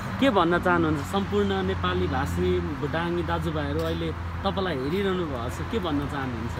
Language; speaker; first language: Nepali; native; Nepali